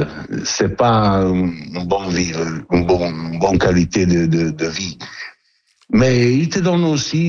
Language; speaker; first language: French; non-native, learner; Italian